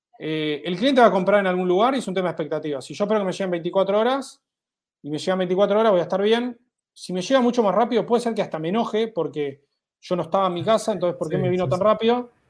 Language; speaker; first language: Spanish; native; Spanish